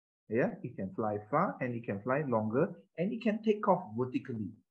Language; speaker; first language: English; non-native, local second language; Malay